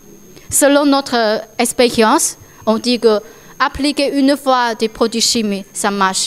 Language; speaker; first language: French; non-native, learner; Chinese